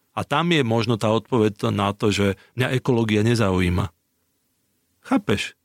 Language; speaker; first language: Slovak; native; Slovak